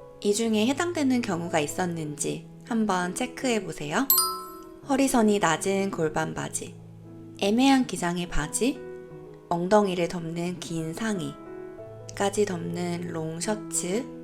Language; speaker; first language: Korean; native; Korean